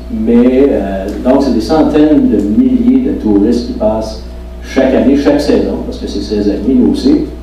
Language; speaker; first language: French; native; French